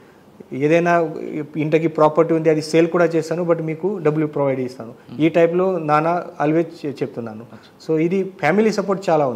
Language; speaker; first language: Telugu; non-native, learner; Marathi